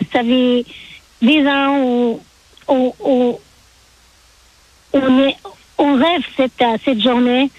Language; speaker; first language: French; non-native, learner; Arabic